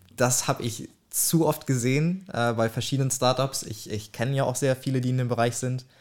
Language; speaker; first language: German; early bilingual, other home language; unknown